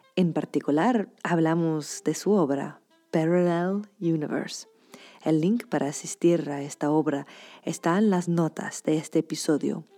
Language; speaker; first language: Spanish; non-native, fluent; English